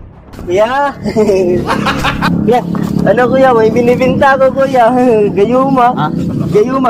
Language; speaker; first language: Filipino; non-native, local second language; Cebuano